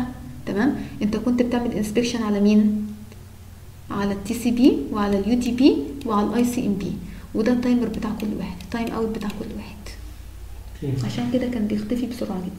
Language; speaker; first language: Arabic; native; Arabic